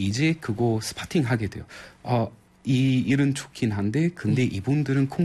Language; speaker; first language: Korean; non-native, fluent; Arabic